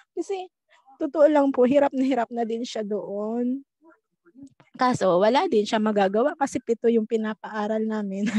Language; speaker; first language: Filipino; non-native, local second language; Bikol